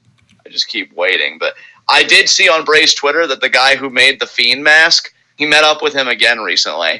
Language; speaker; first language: English; native; English